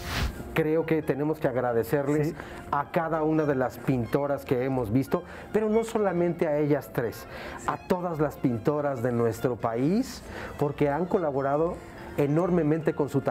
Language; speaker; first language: Spanish; native; Spanish